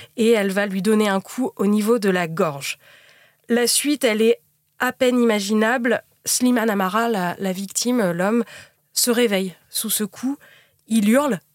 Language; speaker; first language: French; native; French